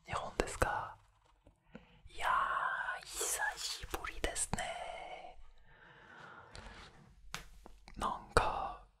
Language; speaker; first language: Japanese; non-native, fluent; French